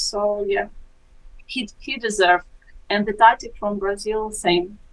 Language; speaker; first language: English; non-native, fluent; Ukrainian